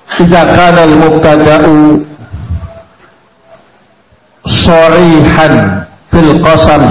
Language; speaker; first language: Arabic; non-native, fluent; Indonesian